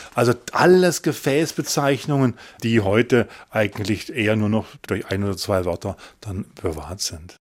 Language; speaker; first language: German; native; German